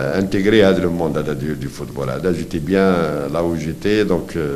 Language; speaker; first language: French; non-native, local second language; Arabic